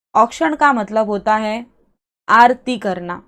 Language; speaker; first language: Hindi; non-native, local second language; Marathi